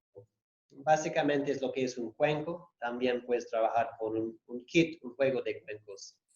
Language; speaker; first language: Spanish; non-native, fluent; English